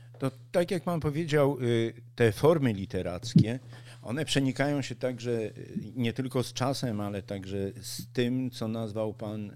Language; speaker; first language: Polish; native; Polish